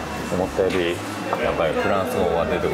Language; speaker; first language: Japanese; native; Japanese